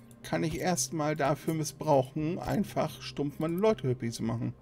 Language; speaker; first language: German; native; German